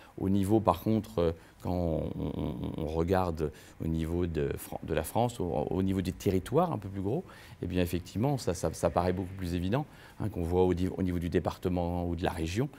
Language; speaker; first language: French; native; French